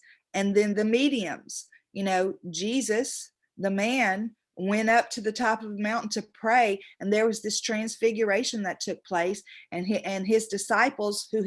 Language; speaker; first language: English; native; English